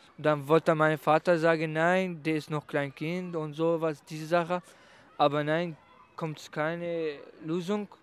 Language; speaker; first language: German; non-native, learner; Kurdish